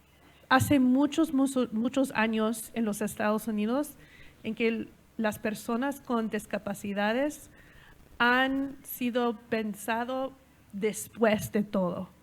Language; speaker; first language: Spanish; non-native, learner; English